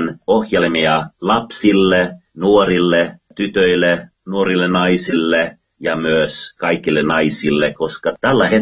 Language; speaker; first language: Finnish; non-native, fluent; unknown